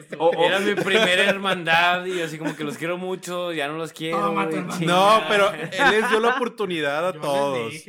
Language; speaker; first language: Spanish; native; Spanish